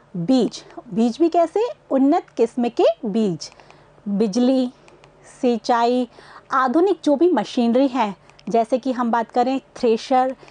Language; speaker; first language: Hindi; native; Hindi